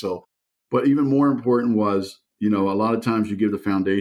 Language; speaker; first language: English; early bilingual, other home language; German